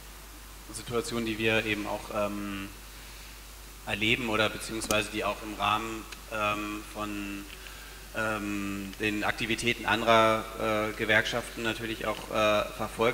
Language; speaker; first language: German; native; German